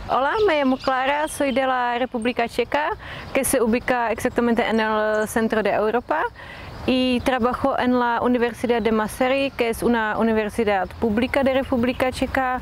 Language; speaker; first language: Spanish; non-native, fluent; Czech